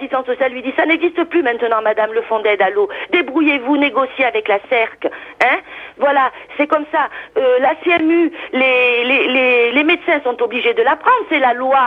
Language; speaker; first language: French; native; French